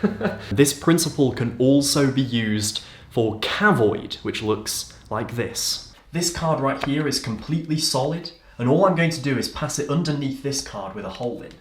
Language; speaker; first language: English; native; English